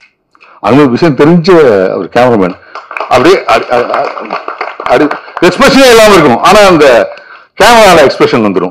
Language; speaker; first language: Tamil; native; Tamil